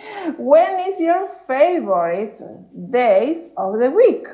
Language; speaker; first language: English; non-native, learner; Spanish